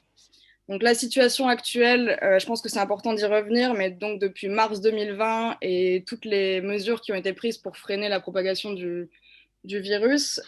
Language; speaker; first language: French; native; French